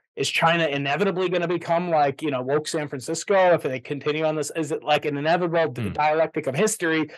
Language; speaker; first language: English; native; English